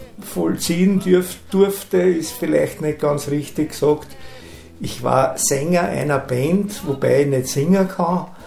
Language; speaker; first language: German; native; German